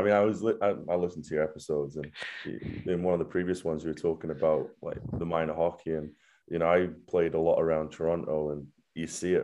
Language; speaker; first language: English; native; English